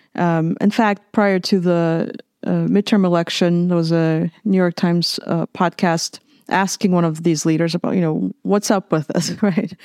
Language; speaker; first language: English; non-native, fluent; Russian